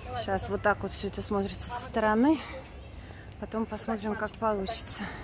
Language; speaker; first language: Russian; native; Russian